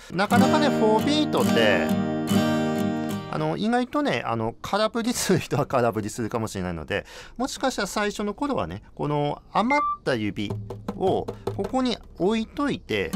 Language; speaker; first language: Japanese; native; Japanese